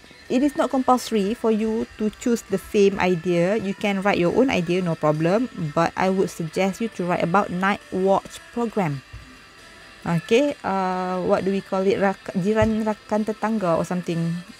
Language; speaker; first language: English; non-native, local second language; Malay